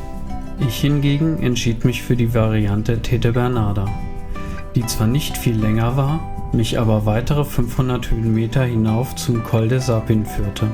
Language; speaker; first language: German; native; German